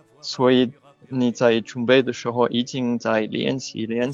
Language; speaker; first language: Chinese; non-native, learner; French